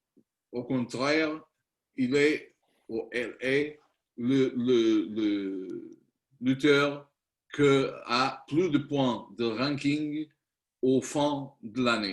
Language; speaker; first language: French; non-native, learner; Spanish